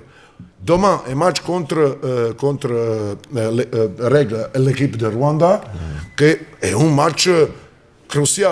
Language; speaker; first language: French; non-native, learner; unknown